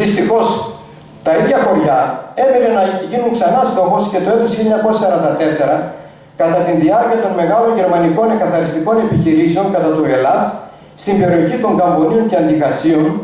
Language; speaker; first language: Greek; native; Greek